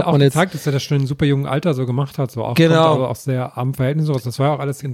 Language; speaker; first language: German; native; German